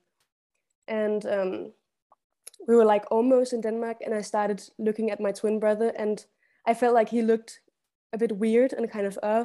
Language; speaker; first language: English; non-native, fluent; Danish